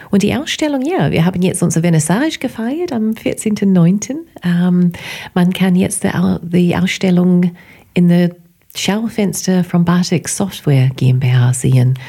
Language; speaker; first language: German; non-native, fluent; English